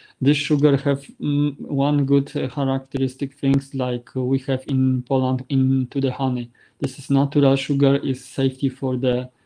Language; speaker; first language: English; non-native, learner; Polish